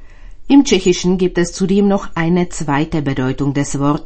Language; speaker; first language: German; native; German